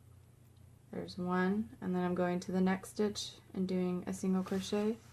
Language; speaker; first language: English; native; English